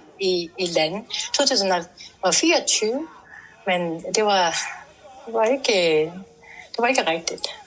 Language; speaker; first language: Danish; non-native, learner; Korean